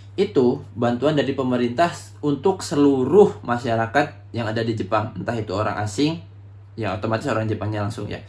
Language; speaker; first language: Indonesian; native; Indonesian